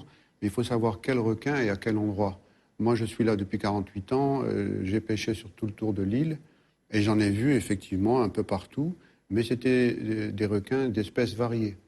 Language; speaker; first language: French; native; French